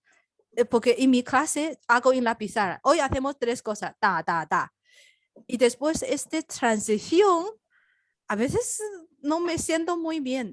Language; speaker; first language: Spanish; non-native, learner; Chinese